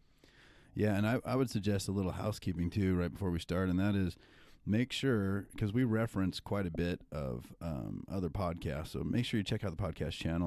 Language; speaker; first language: English; native; English